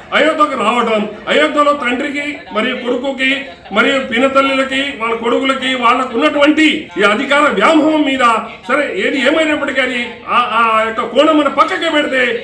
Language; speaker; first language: Telugu; non-native, local second language; Lambadi